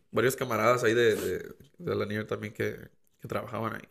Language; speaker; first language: Spanish; early bilingual, heritage; Spanish